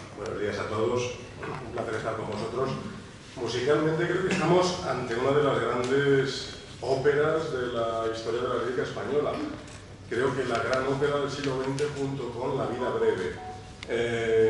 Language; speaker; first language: Spanish; native; Spanish